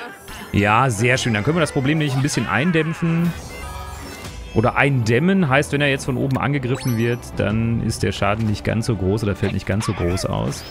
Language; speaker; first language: German; native; German